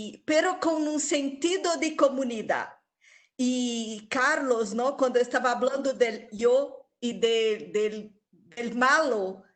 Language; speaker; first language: Spanish; non-native, local second language; Portuguese